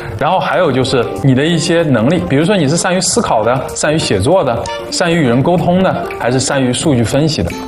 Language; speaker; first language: Chinese; native; Chinese